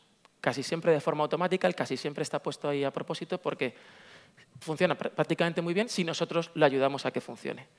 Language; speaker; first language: Spanish; native; Spanish